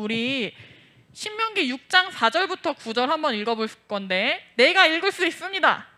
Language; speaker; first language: Korean; native; Korean